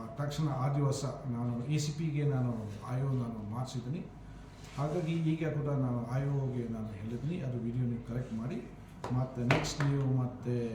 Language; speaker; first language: Kannada; non-native, fluent; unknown